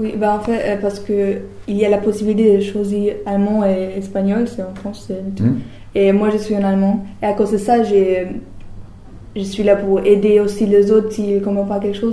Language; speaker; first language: French; non-native, learner; German